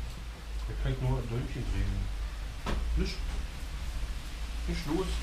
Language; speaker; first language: German; native; German